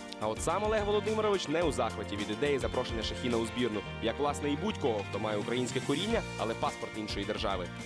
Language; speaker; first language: Ukrainian; native; Ukrainian